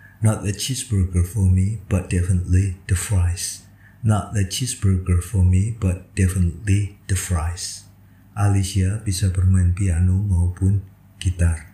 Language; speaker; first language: English; non-native, fluent; Indonesian